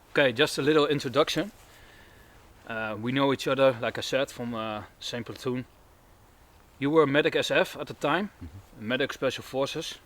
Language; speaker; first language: English; non-native, fluent; Dutch